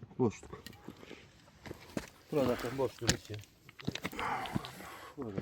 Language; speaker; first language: Turkish; native; Turkish